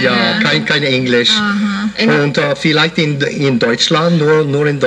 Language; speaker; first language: German; non-native, learner; English